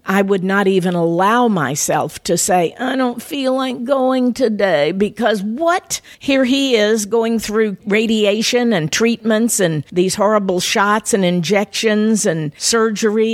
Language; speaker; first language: English; native; English